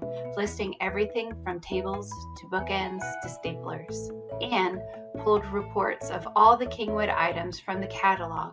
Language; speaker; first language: English; native; English